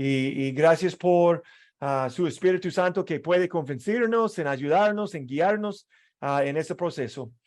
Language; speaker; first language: Spanish; non-native, fluent; English